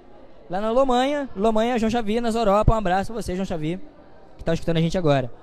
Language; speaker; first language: Portuguese; native; Portuguese